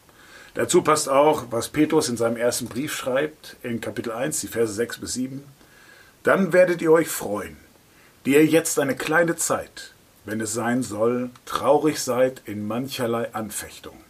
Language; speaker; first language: German; native; German